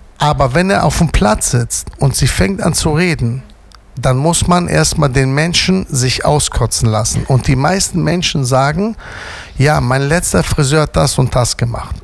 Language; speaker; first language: German; native; German